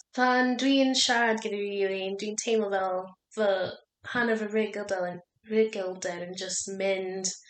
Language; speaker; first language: Welsh; non-native, learner; English